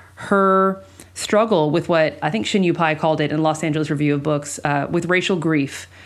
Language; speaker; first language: English; early bilingual, other home language; Spanish